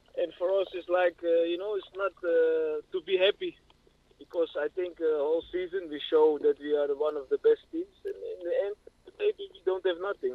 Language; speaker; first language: English; non-native, learner; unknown